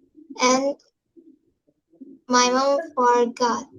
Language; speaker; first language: English; non-native, learner; Indonesian